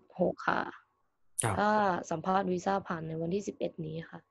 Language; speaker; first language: Thai; native; Thai